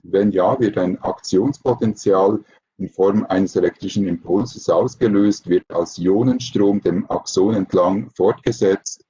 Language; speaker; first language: German; native; German